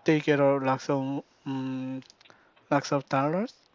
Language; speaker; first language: English; non-native, learner; Korean